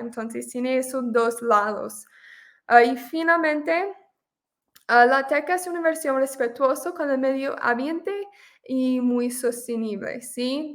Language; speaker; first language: Spanish; non-native, fluent; English